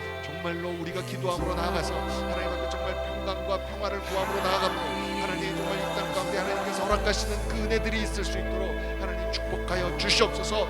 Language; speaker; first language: Korean; native; Korean